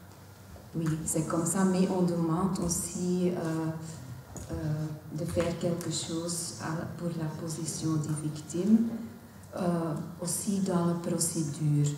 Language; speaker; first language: French; non-native, local second language; Dutch